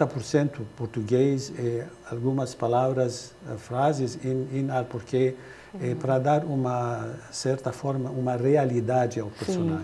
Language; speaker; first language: Portuguese; non-native, fluent; Arabic